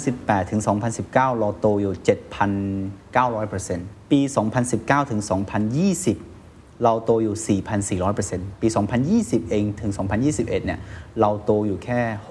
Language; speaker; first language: Thai; non-native, fluent; Chinese